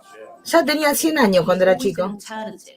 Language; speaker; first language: Spanish; native; Spanish